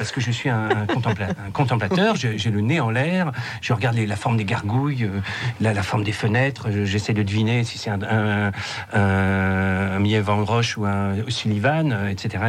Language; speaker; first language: French; native; French